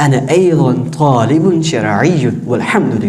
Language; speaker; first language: Arabic; non-native, learner; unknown